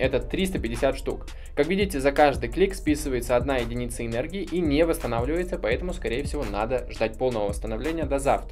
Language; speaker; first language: Russian; native; Russian